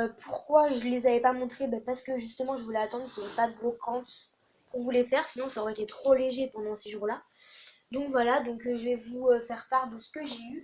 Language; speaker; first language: French; native; French